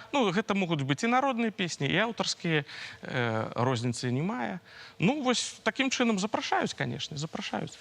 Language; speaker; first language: Belarusian; native; Belarusian